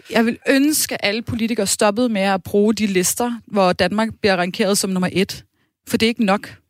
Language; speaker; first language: Danish; native; Danish